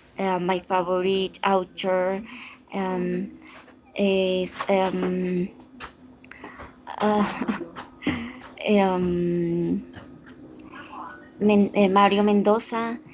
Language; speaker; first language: English; non-native, learner; Spanish